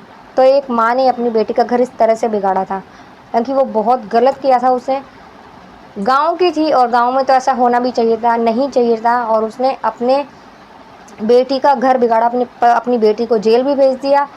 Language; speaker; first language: Hindi; native; Hindi